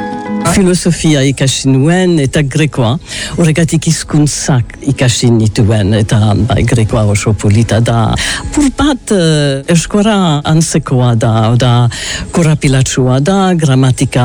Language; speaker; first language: Basque; early bilingual, heritage; English